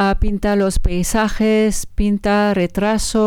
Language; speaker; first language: Spanish; non-native, learner; French